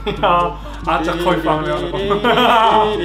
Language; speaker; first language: Thai; native; Thai